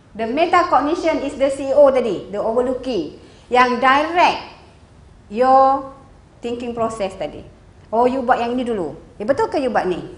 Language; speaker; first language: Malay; native; Malay